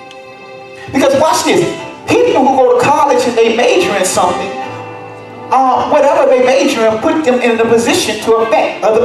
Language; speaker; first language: English; native; English